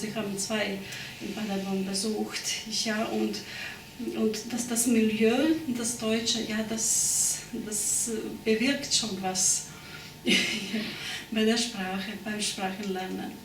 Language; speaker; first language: German; non-native, fluent; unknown